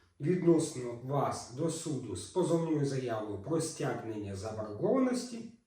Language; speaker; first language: Ukrainian; native; Ukrainian